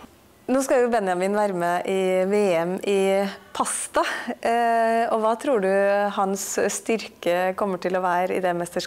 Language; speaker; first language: Norwegian; native; Norwegian